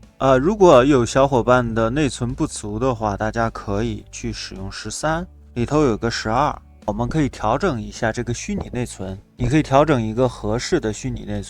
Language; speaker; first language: Chinese; native; Chinese